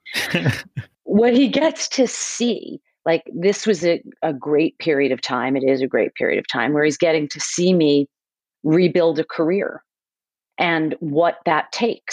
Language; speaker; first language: English; native; English